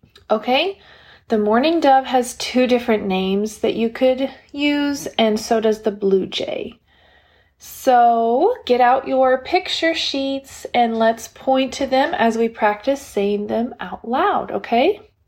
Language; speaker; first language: English; native; English